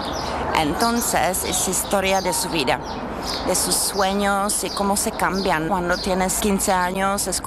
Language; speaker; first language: Spanish; non-native, fluent; Czech